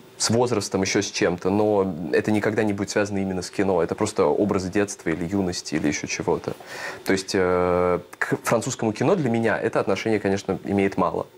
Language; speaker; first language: Russian; native; Russian